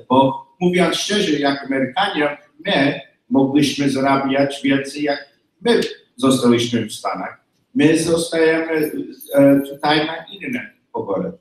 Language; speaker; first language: Polish; non-native, learner; English